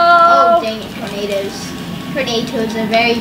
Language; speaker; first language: English; native; English